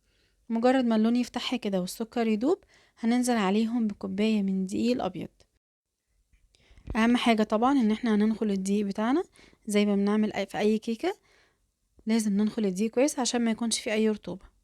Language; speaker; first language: Arabic; native; Arabic